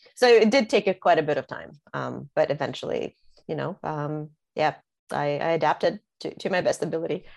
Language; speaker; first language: English; early bilingual, other home language; Russian